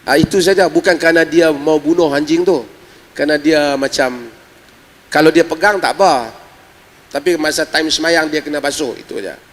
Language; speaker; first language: Malay; native; Malay